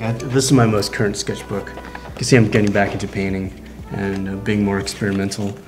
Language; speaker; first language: English; native; English